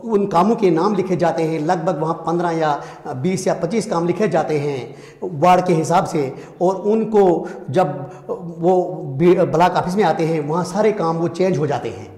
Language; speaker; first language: Hindi; native; Hindi